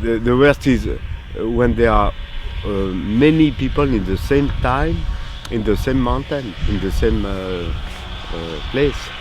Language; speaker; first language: English; non-native, learner; French